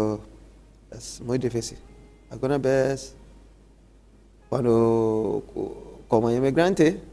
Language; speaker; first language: Spanish; non-native, learner; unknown